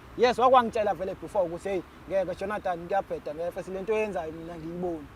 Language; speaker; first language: Zulu; native; Zulu